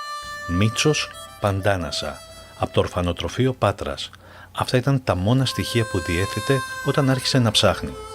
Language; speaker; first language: Greek; native; Greek